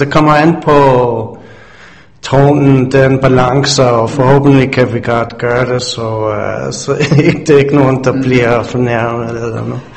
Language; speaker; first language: Danish; non-native, fluent; English